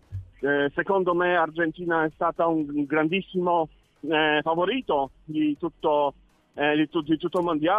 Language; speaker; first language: Italian; non-native, learner; Polish